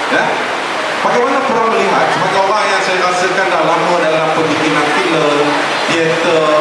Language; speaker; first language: Malay; native; Malay